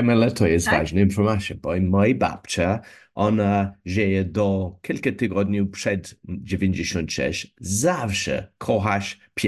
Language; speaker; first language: Polish; non-native, learner; English